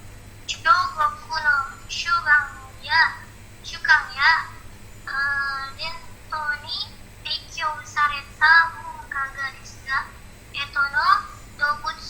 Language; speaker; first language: Japanese; non-native, learner; Indonesian